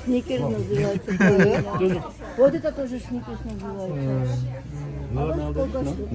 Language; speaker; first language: Russian; non-native, fluent; Georgian